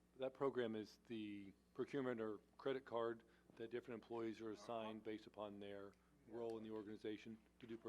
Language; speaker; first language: English; native; English